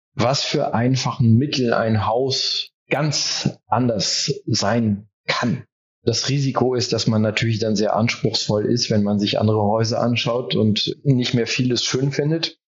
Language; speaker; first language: German; early bilingual, heritage; French